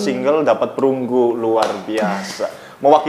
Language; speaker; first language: Indonesian; native; Indonesian